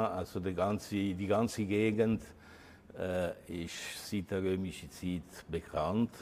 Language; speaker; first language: German; early bilingual, heritage; Italian